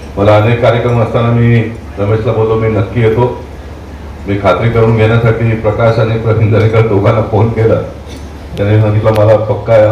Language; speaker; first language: Marathi; native; Marathi